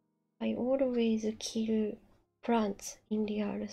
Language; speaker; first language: English; non-native, learner; Japanese